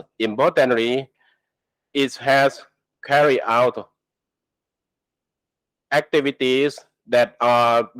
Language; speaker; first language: English; non-native, learner; Thai